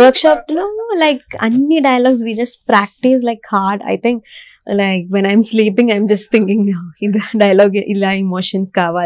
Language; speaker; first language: Telugu; non-native, learner; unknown